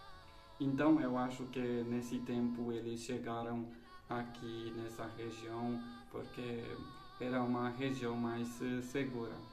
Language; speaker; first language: Portuguese; non-native, fluent; Romanian